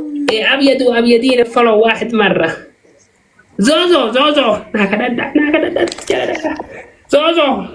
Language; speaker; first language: Arabic; non-native, learner; Oromo